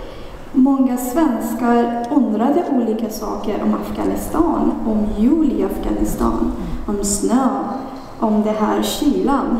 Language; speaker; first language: Swedish; non-native, fluent; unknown